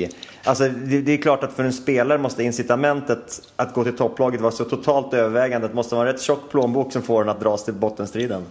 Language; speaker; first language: Swedish; native; Swedish